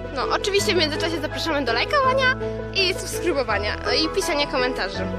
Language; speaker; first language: Polish; native; Polish